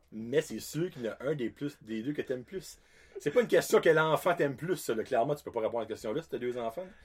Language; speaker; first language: French; native; French